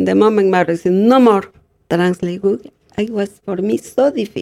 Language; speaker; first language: English; non-native, learner; Spanish